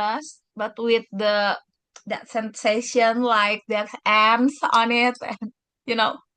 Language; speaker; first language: English; non-native, fluent; Indonesian